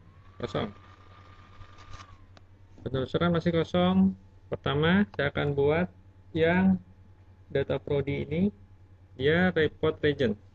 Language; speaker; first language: Indonesian; native; Indonesian